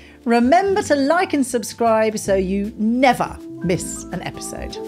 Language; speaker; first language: English; native; English